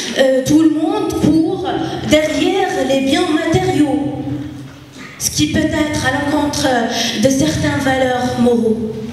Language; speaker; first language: French; non-native, local second language; Arabic